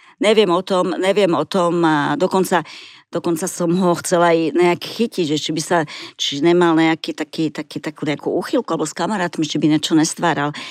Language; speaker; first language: Slovak; native; Slovak